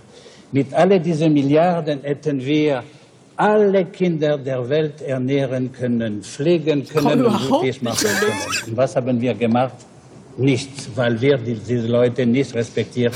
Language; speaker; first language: German; non-native, fluent; French